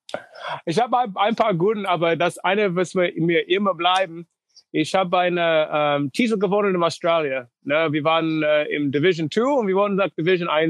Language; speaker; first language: German; non-native, learner; English